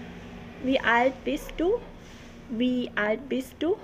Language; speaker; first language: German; non-native, learner; Thai